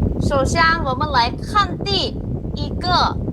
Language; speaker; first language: Chinese; non-native, learner; Thai